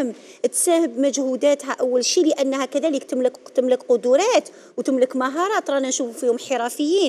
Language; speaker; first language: Arabic; native; Arabic